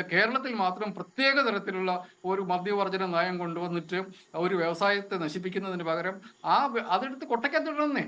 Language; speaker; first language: Malayalam; native; Malayalam